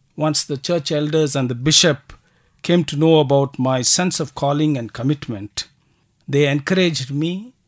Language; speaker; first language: English; non-native, local second language; Tamil